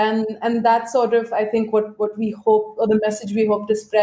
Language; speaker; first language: English; non-native, local second language; Hindi